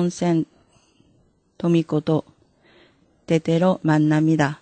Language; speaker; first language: Korean; non-native, fluent; Japanese